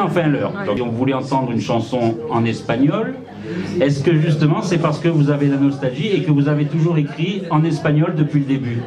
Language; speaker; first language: French; native; French